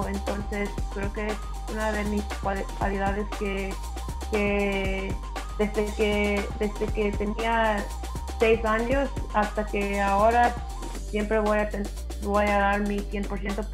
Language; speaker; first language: Spanish; early bilingual, heritage; English